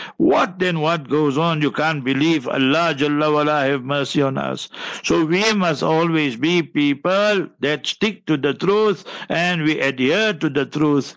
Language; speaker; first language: English; early bilingual, other home language; Urdu